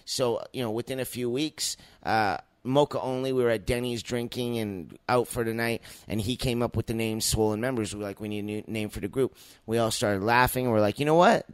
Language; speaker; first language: English; native; English